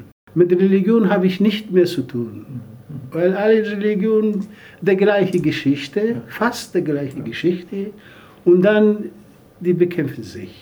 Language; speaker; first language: German; non-native, learner; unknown